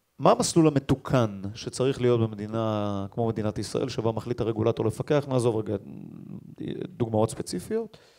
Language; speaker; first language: Hebrew; native; Hebrew